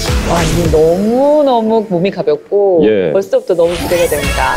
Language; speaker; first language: Korean; native; Korean